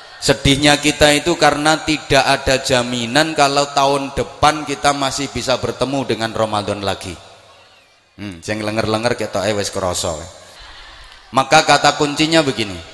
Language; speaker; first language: Indonesian; non-native, local second language; Javanese